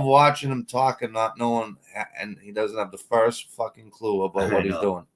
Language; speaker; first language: English; native; English